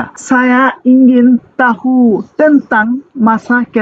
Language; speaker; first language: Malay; non-native, fluent; Bangla